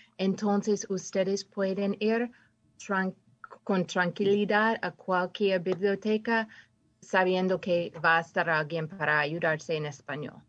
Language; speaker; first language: Spanish; non-native, fluent; English